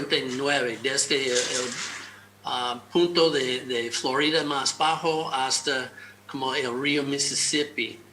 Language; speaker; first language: Spanish; non-native, fluent; English